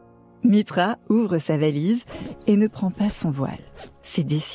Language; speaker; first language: French; native; French